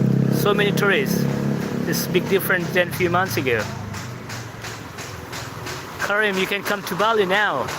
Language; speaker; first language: English; non-native, learner; Indonesian